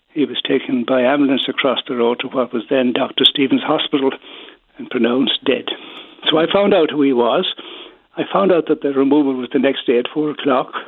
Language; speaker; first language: English; native; English